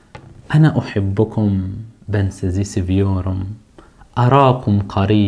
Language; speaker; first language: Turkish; non-native, fluent; Arabic